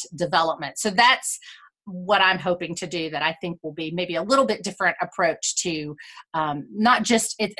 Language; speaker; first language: English; native; English